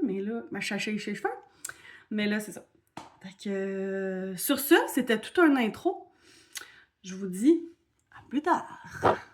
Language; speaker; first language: French; native; French